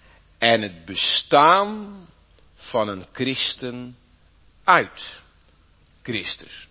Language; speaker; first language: Dutch; native; Dutch